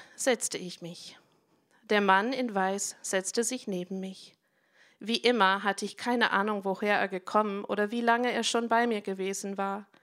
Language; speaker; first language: German; non-native, fluent; English